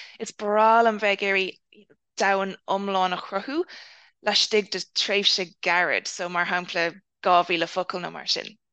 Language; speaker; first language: Irish; non-native, local second language; English